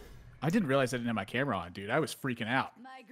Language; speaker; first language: English; native; English